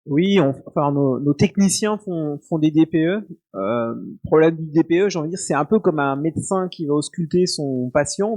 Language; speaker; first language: French; native; French